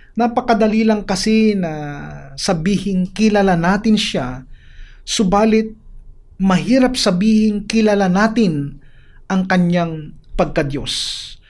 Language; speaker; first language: Filipino; native; Filipino